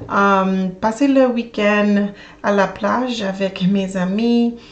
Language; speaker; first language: French; non-native, learner; English